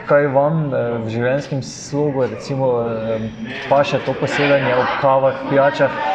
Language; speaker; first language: Slovenian; native; Slovenian